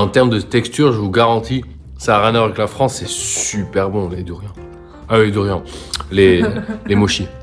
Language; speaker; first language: French; native; French